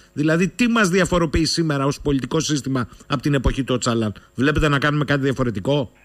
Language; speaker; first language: Greek; native; Greek